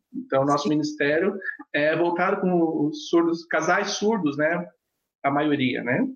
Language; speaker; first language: Portuguese; non-native, local second language; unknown